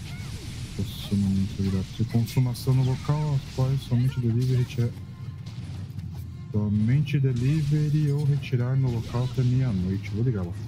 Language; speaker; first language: Portuguese; native; Portuguese